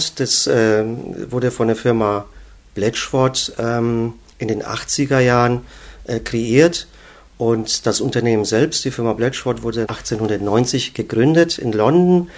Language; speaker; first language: German; native; German